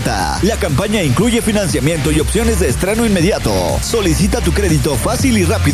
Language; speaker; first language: Spanish; native; Spanish